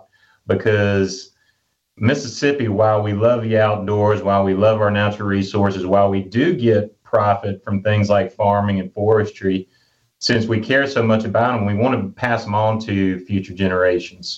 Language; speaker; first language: English; native; English